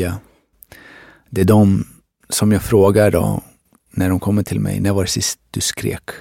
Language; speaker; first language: Swedish; early bilingual, other home language; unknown